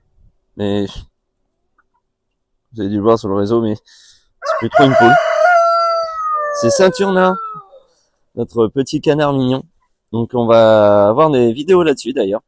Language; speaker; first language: French; native; French